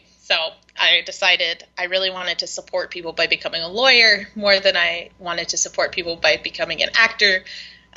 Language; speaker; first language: English; native; English